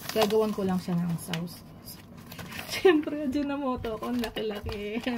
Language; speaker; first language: Filipino; native; Filipino